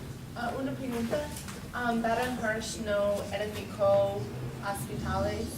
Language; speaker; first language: Spanish; non-native, learner; English